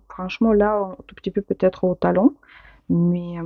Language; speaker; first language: French; non-native, fluent; Ukrainian